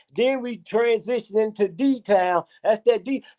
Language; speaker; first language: English; native; English